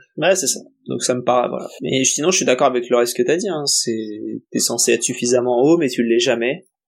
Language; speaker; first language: French; native; French